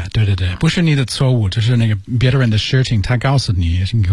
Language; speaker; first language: Chinese; non-native, learner; English